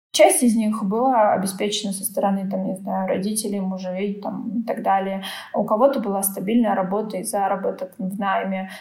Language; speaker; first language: Russian; native; Russian